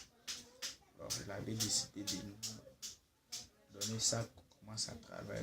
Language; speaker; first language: French; non-native, local second language; Swahili